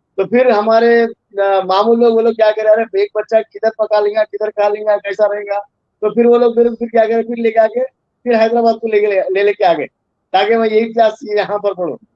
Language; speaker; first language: Hindi; non-native, local second language; Urdu